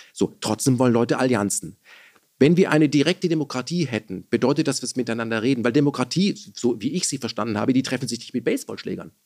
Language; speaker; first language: German; early bilingual, other home language; Persian